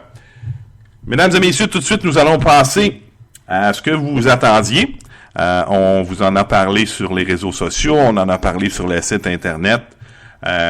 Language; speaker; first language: French; native; French